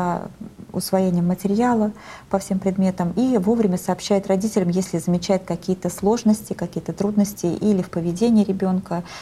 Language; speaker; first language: Russian; native; Russian